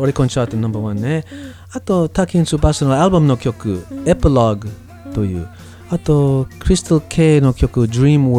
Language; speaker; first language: Japanese; non-native, learner; English